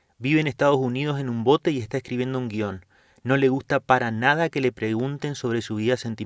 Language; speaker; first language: Spanish; native; Spanish